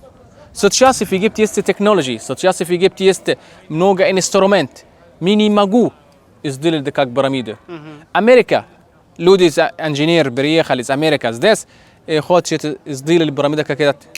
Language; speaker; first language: Russian; non-native, learner; Arabic